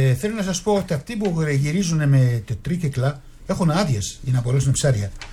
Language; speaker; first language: Greek; non-native, fluent; Arabic